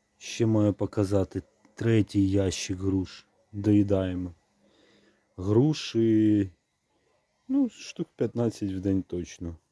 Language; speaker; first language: Ukrainian; native; Ukrainian